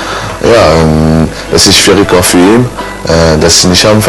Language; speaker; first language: German; non-native, learner; French